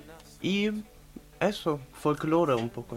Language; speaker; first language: Spanish; non-native, learner; German